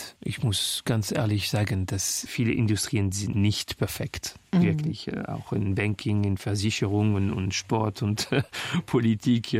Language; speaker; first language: German; non-native, fluent; French